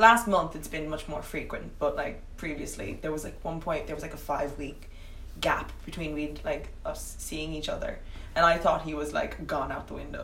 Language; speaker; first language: English; native; English